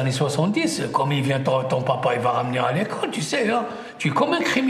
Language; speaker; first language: French; non-native, local second language; Arabic